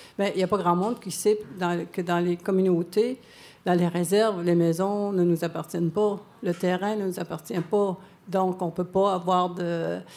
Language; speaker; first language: French; non-native, local second language; Cree